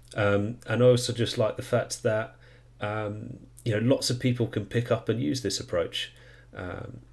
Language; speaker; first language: English; native; English